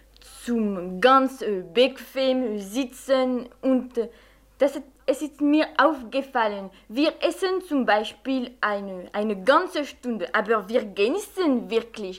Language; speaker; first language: German; non-native, fluent; French